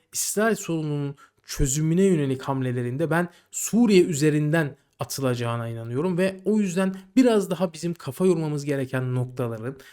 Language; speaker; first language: Turkish; native; Turkish